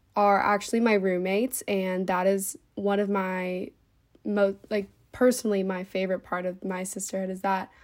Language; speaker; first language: English; native; English